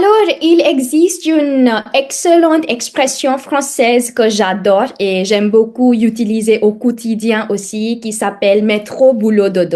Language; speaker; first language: French; non-native, fluent; Hindi